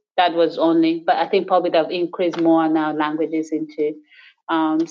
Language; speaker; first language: English; non-native, local second language; Acoli